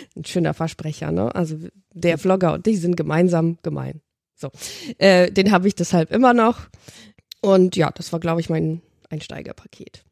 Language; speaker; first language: German; early bilingual, other home language; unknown